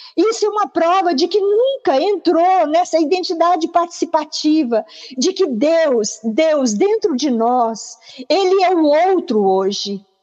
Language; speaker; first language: Portuguese; native; Portuguese